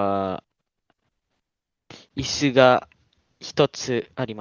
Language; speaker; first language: Japanese; non-native, learner; Malay